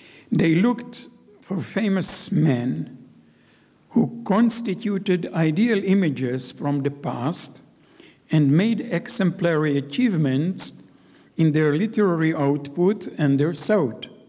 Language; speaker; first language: English; non-native, fluent; Hebrew